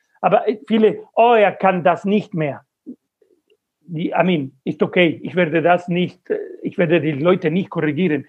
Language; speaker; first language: German; non-native, fluent; Spanish